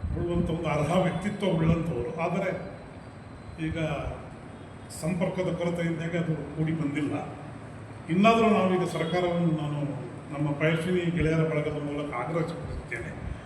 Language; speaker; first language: Kannada; native; Kannada